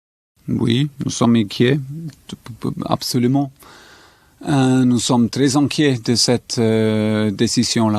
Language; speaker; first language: French; non-native, fluent; German